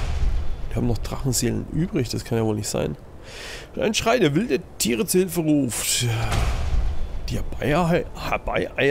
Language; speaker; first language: German; native; German